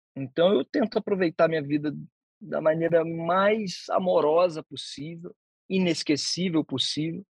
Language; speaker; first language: Portuguese; native; Portuguese